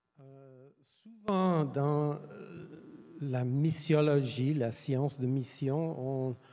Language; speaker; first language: French; non-native, fluent; English